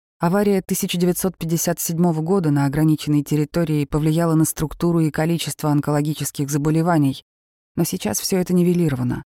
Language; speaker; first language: Russian; native; Russian